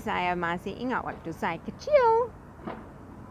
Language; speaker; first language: Indonesian; non-native, fluent; English